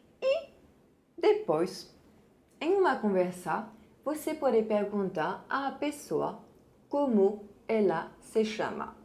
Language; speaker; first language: Portuguese; non-native, fluent; French